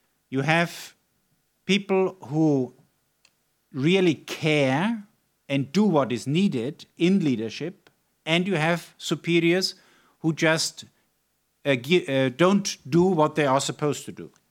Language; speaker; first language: English; non-native, fluent; German